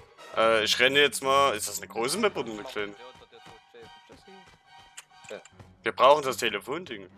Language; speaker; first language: German; native; German